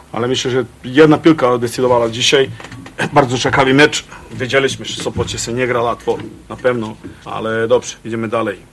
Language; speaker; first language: Polish; non-native, fluent; Croatian